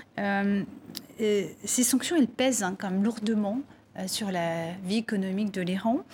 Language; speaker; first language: French; native; French